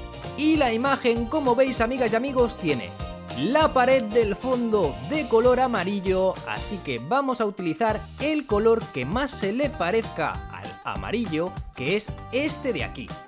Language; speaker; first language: Spanish; native; Spanish